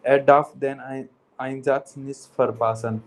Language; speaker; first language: German; non-native, fluent; Hindi